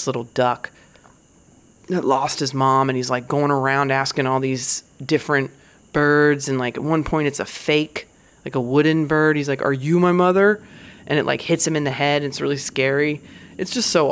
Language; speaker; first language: English; native; English